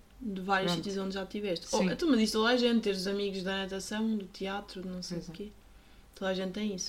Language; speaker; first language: Portuguese; native; Portuguese